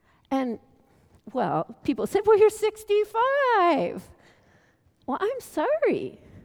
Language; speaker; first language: English; native; English